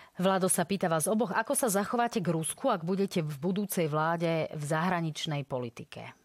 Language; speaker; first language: Slovak; native; Slovak